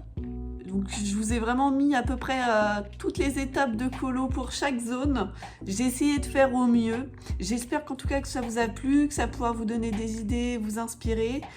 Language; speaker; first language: French; native; French